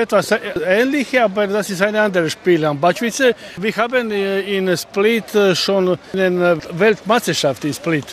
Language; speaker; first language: German; non-native, learner; Croatian